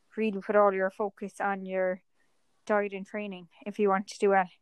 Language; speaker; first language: English; native; English